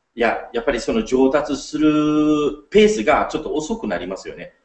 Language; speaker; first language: Japanese; non-native, fluent; English